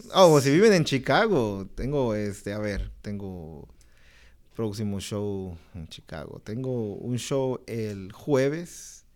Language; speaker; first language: Spanish; native; Spanish